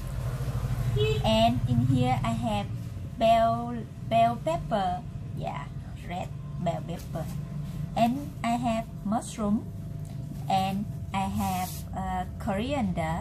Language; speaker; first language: English; non-native, learner; Vietnamese